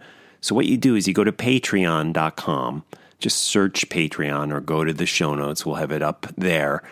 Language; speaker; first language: English; native; English